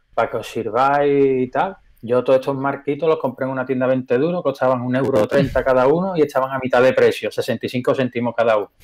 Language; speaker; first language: Spanish; native; Spanish